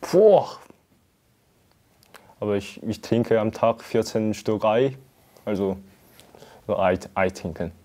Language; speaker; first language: German; non-native, learner; Korean